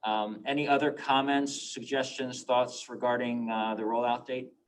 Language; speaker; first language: English; native; English